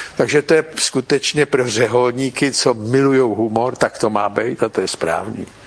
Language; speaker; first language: Czech; native; Czech